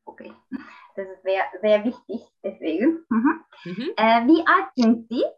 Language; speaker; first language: German; non-native, learner; Turkish